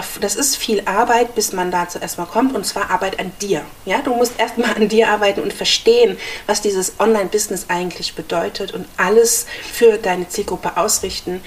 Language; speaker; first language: German; native; German